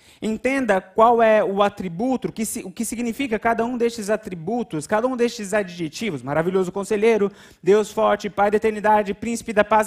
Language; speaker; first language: Portuguese; native; Portuguese